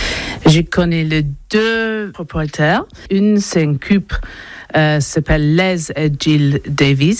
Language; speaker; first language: French; non-native, learner; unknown